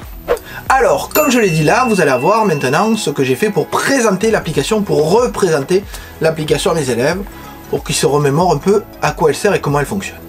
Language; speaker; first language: French; native; French